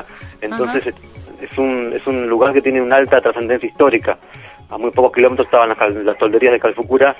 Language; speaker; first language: Spanish; native; Spanish